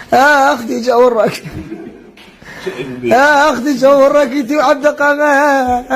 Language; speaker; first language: Arabic; native; Arabic